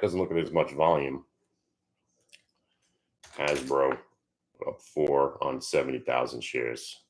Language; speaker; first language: English; native; English